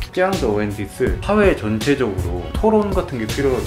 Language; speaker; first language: Korean; native; Korean